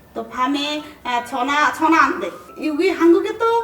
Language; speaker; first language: Korean; non-native, learner; Bangla